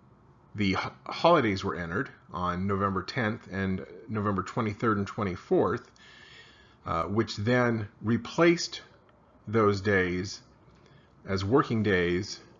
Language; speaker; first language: English; native; English